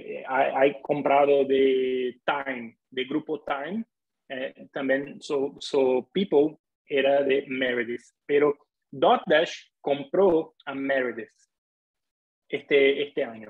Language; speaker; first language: Spanish; non-native, fluent; Portuguese